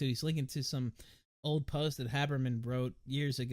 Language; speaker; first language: English; native; English